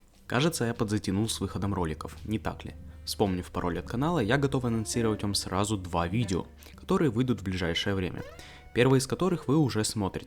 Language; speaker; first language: Russian; native; Russian